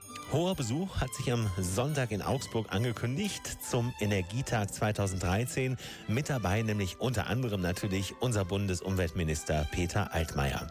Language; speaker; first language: German; native; German